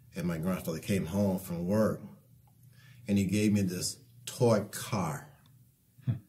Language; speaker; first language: English; native; English